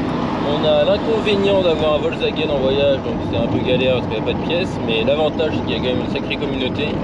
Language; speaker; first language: French; native; French